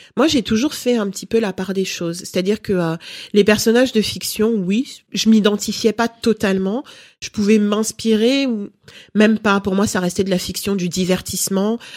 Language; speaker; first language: French; early bilingual, other home language; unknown